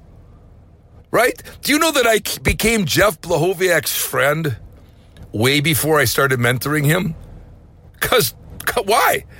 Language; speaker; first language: English; native; English